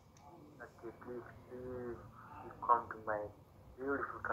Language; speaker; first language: English; non-native, learner; Nepali